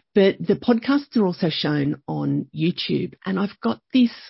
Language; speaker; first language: English; native; English